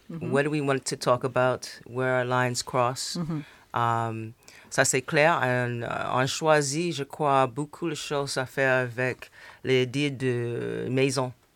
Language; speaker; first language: French; non-native, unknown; English